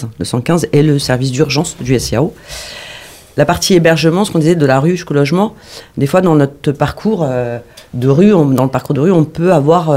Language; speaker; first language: French; native; French